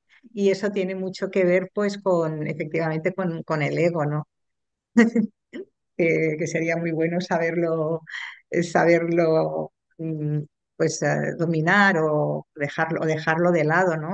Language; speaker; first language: Spanish; native; Spanish